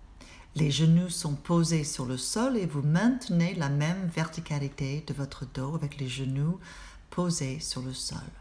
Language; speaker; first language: French; non-native, fluent; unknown